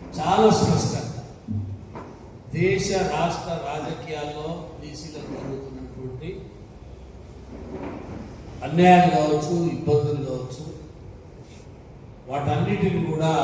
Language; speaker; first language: Telugu; native; Telugu